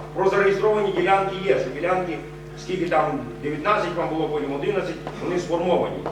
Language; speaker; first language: Ukrainian; native; Ukrainian